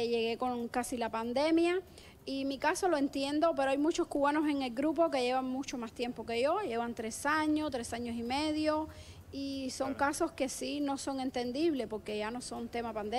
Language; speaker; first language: Spanish; native; Spanish